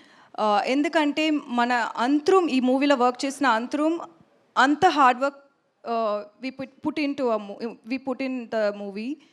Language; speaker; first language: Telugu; non-native, learner; Tamil